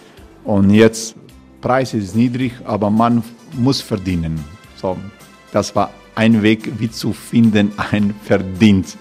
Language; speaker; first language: German; non-native, learner; Croatian